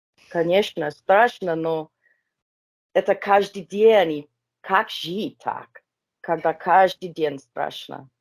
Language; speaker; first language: Russian; non-native, learner; English